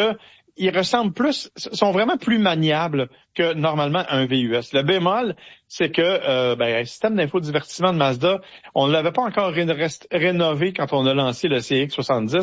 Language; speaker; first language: French; native; French